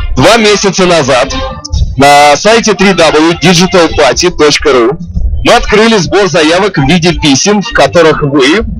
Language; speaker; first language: Russian; native; Russian